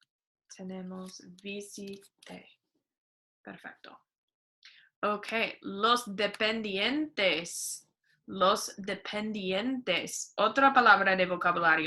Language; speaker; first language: Spanish; non-native, fluent; English